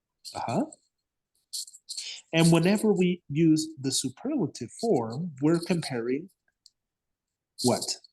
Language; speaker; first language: English; non-native, fluent; Spanish